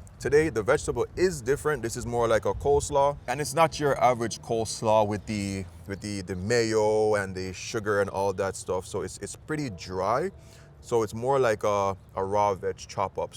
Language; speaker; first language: English; native; English